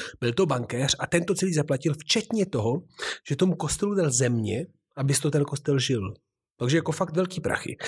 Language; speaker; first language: Czech; native; Czech